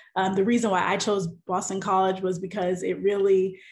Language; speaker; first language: English; native; English